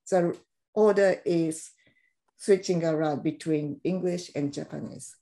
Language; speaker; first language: English; non-native, fluent; Japanese